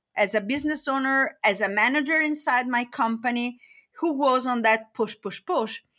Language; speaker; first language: English; non-native, fluent; Italian